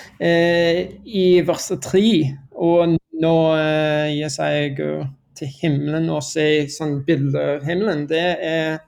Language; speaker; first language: Norwegian; non-native, learner; English